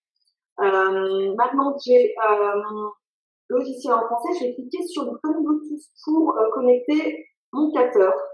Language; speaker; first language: French; native; French